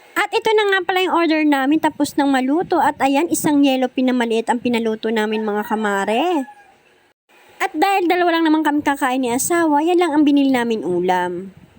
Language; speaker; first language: Filipino; native; Filipino